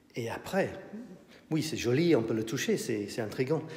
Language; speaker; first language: French; non-native, fluent; English